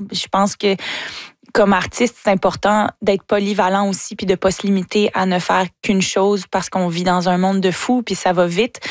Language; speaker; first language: French; native; French